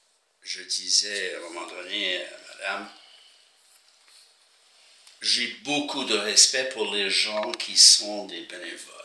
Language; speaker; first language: French; non-native, fluent; English